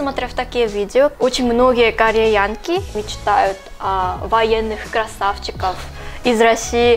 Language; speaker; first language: Russian; non-native, learner; Korean